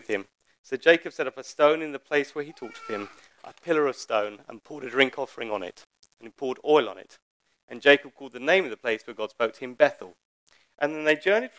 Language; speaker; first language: English; native; English